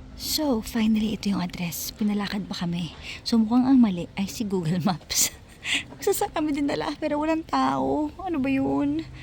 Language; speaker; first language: Filipino; native; Filipino